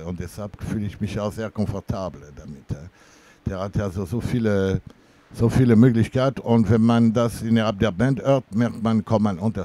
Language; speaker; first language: German; non-native, fluent; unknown